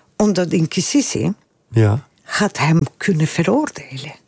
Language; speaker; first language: Dutch; non-native, fluent; Spanish